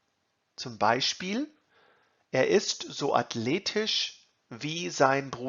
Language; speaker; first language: German; non-native, fluent; English